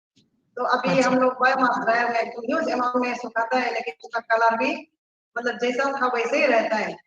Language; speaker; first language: Hindi; non-native, local second language; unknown